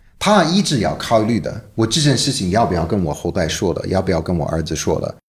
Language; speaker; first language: Chinese; non-native, fluent; English